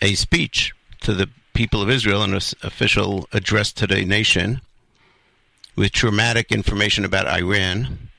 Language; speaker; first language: English; native; English